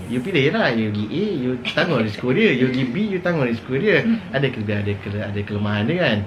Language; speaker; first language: Malay; native; Malay